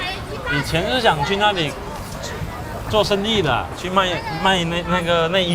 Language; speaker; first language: Chinese; native; Chinese